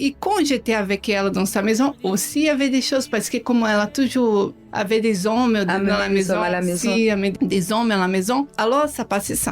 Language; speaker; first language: French; non-native, learner; Portuguese